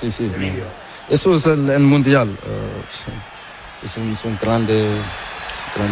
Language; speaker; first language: Spanish; non-native, learner; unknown